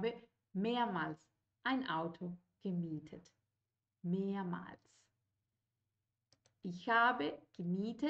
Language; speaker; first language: German; non-native, fluent; Spanish